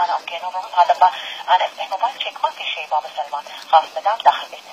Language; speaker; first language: Arabic; non-native, learner; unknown